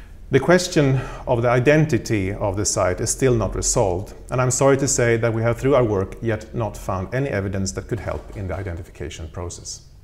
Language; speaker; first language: English; non-native, fluent; Swedish